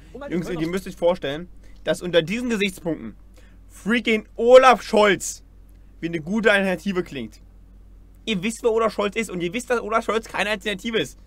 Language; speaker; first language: German; native; German